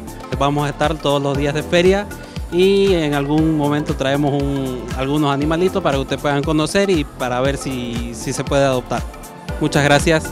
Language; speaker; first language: Spanish; native; Spanish